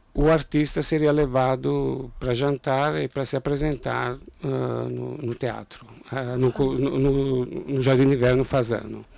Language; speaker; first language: Portuguese; non-native, fluent; Italian